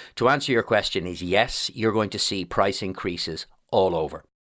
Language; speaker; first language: English; native; English